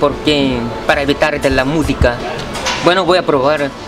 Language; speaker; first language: Spanish; non-native, fluent; Korean